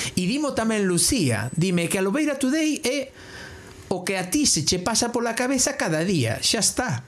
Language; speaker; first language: Galician; non-native, local second language; Spanish